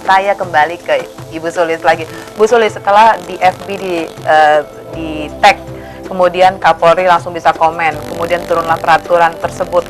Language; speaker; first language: Indonesian; native; Indonesian